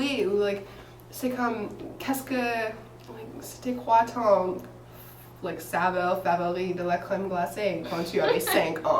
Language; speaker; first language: French; non-native, fluent; English